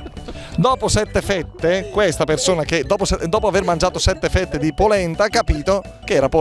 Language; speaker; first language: Italian; native; Italian